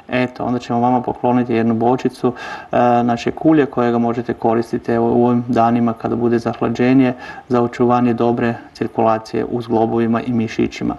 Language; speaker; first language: Croatian; native; Croatian